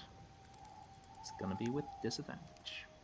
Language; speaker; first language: English; native; English